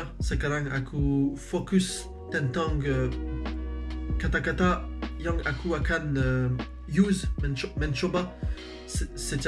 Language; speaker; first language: Indonesian; non-native, learner; French